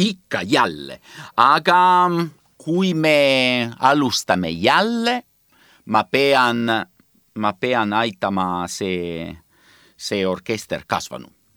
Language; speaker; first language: Estonian; non-native, learner; Italian